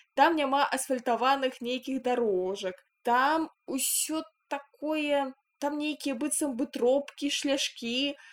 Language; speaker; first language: Belarusian; non-native, local second language; Russian